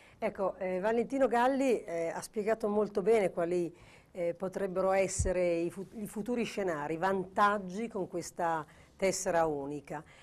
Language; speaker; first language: Italian; native; Italian